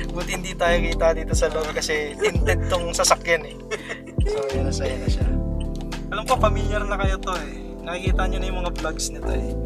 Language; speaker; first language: Filipino; native; Filipino